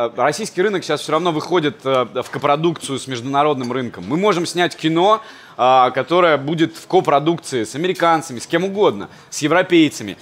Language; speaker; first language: Russian; native; Russian